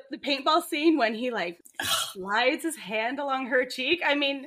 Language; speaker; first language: English; native; English